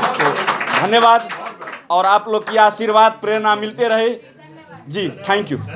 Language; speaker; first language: Hindi; non-native, fluent; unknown